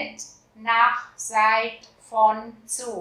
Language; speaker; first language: German; non-native, fluent; Vietnamese